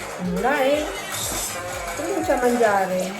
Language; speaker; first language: Italian; non-native, learner; Filipino